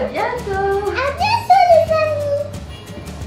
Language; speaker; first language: French; native; French